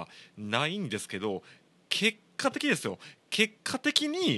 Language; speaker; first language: Japanese; native; Japanese